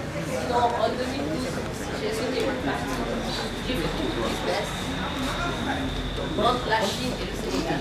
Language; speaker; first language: French; non-native, local second language; Wolof